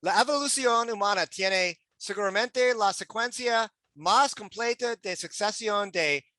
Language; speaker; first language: Spanish; non-native, learner; English